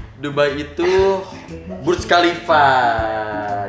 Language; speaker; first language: Indonesian; native; Indonesian